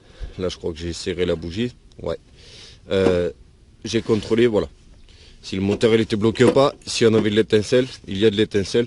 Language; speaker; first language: French; native; French